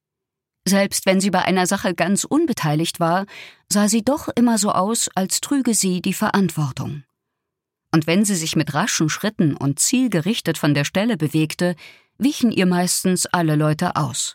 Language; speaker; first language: German; native; German